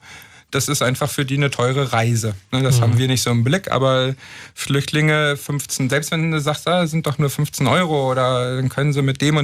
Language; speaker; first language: German; native; German